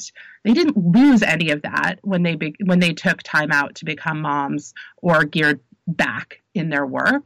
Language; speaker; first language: English; native; English